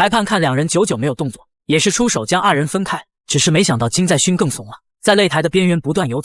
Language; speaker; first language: Chinese; native; Chinese